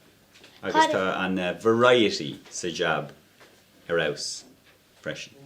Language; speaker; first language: Irish; non-native, local second language; English